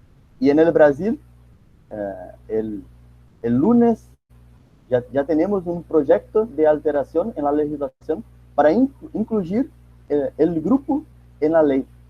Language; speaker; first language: Spanish; non-native, learner; Portuguese